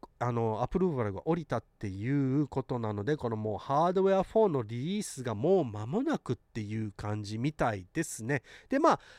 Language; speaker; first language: Japanese; early bilingual, heritage; Japanese